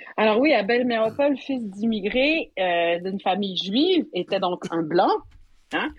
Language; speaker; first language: French; native; French